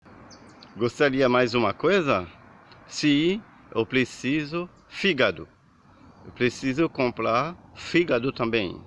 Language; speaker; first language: Portuguese; non-native, learner; Haitian Creole